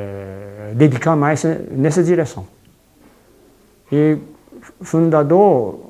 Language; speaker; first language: Portuguese; non-native, fluent; Japanese